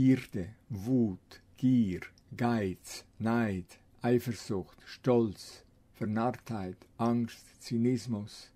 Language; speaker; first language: German; non-native, fluent; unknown